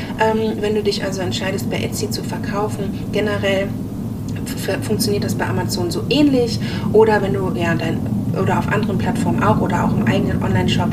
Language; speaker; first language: German; native; German